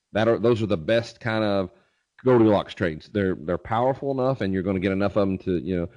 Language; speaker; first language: English; native; English